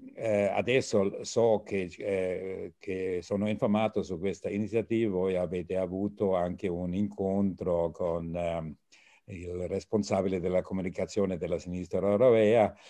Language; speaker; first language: Italian; non-native, fluent; German